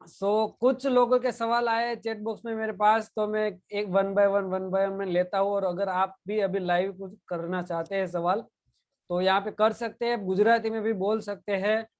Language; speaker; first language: Hindi; non-native, local second language; Gujarati